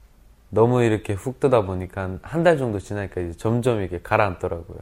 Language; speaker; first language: Korean; native; Korean